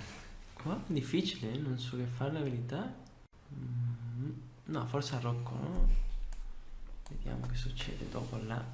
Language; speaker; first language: Italian; non-native, fluent; Spanish